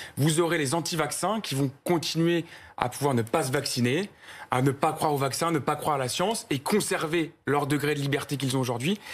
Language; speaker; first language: French; native; French